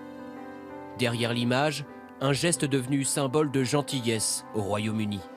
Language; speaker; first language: French; native; French